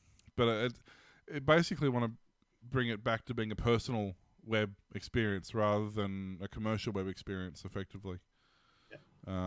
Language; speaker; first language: English; native; English